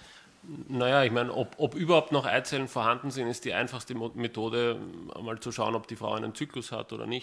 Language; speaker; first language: German; native; German